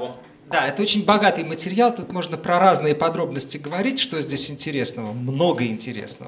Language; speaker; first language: Russian; native; Russian